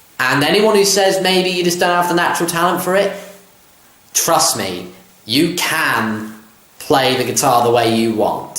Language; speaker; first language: English; native; English